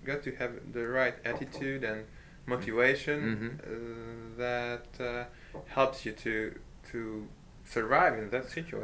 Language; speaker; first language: English; non-native, fluent; Hungarian